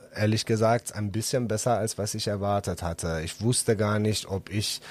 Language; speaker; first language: German; non-native, fluent; Persian